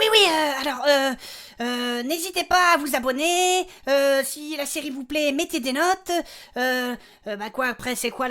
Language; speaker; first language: French; native; French